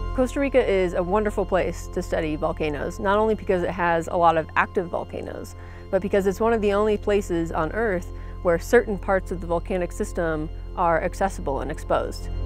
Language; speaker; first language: English; native; English